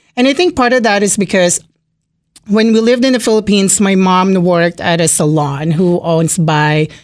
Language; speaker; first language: English; non-native, local second language; Filipino